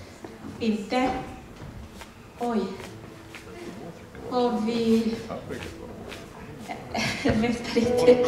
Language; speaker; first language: Swedish; non-native, learner; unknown